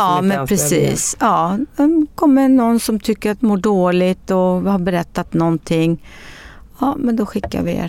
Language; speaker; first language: Swedish; early bilingual, other home language; Arabic